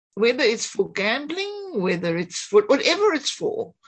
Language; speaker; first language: English; native; English